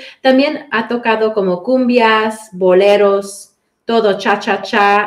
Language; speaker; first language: Spanish; early bilingual, heritage; Spanish